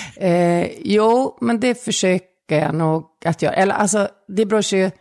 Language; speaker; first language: Swedish; native; Swedish